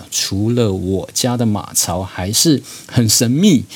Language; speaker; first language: Chinese; native; Chinese